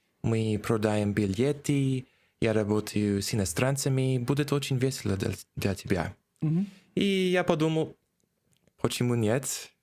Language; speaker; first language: Russian; non-native, learner; English